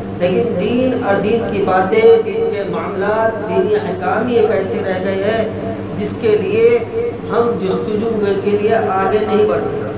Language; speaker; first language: Urdu; native; Urdu